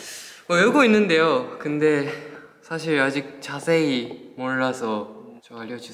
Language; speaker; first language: Korean; non-native, fluent; Japanese